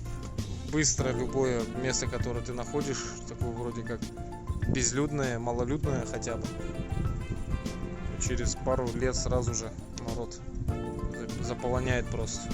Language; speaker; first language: Russian; native; Russian